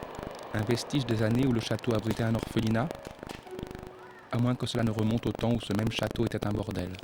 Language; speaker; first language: French; native; French